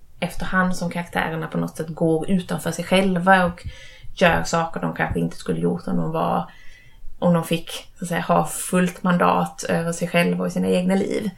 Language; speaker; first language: Swedish; native; Swedish